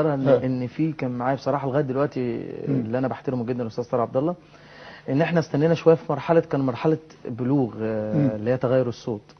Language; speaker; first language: Arabic; native; Arabic